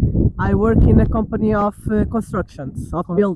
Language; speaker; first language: English; non-native, learner; Portuguese